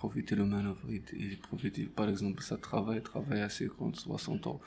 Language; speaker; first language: French; non-native, learner; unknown